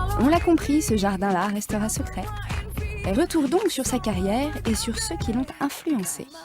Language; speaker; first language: French; native; French